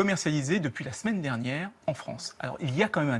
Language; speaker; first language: French; native; French